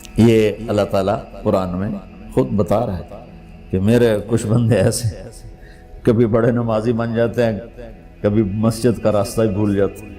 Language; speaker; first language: Urdu; non-native, local second language; Punjabi